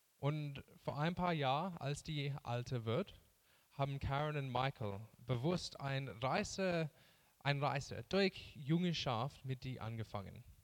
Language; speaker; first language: German; non-native, fluent; English